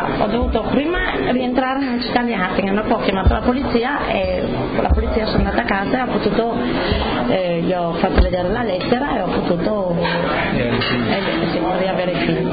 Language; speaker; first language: Italian; native; Italian